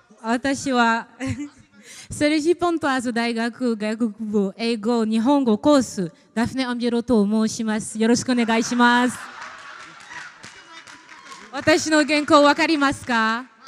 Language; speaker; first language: Japanese; non-native, learner; French